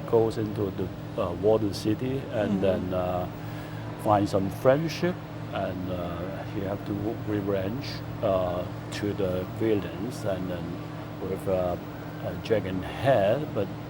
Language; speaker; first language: English; non-native, fluent; Cantonese